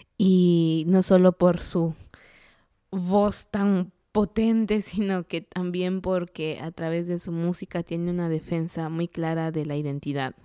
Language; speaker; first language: Spanish; non-native, local second language; Kaqchikel